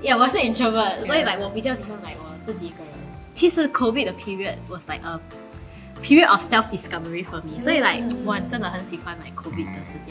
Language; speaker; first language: Chinese; non-native, local second language; English